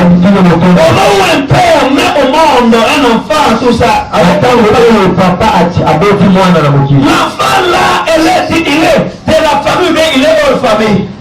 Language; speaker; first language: French; non-native, local second language; Lingala